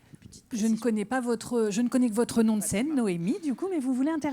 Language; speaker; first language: French; native; French